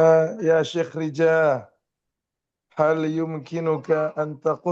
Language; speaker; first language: Arabic; non-native, learner; Indonesian